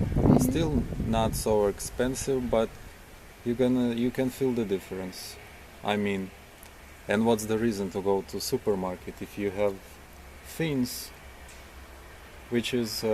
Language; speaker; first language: English; non-native, learner; Ukrainian